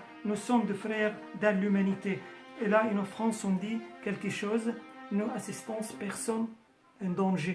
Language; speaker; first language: French; non-native, fluent; Arabic